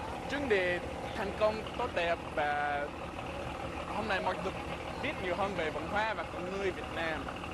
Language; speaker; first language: Vietnamese; non-native, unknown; English